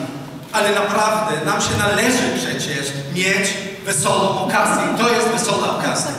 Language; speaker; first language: Polish; non-native, fluent; Hebrew